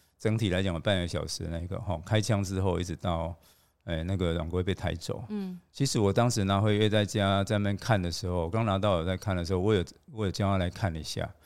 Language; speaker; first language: Chinese; native; Chinese